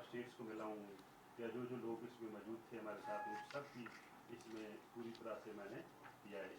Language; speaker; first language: Urdu; native; Urdu